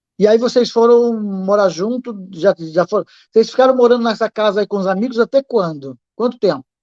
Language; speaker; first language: Portuguese; native; Portuguese